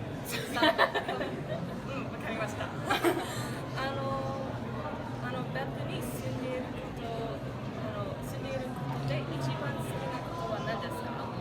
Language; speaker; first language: Japanese; non-native, learner; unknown